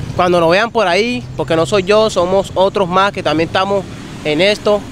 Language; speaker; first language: Spanish; native; Spanish